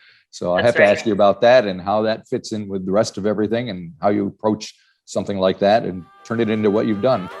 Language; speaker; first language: English; native; English